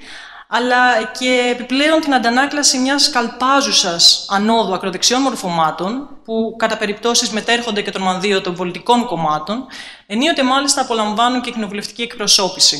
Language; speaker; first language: Greek; native; Greek